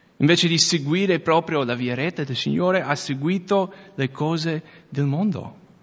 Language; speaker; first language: Italian; non-native, fluent; English